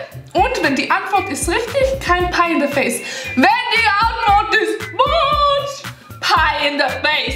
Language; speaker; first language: German; non-native, learner; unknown